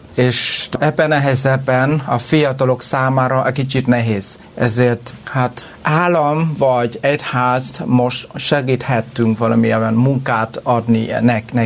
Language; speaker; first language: Hungarian; non-native, learner; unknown